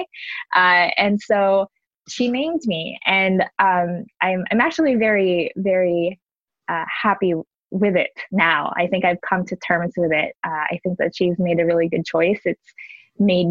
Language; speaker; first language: English; non-native, local second language; Filipino